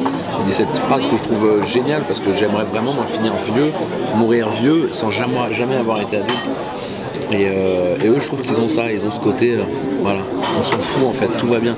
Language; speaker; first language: French; native; French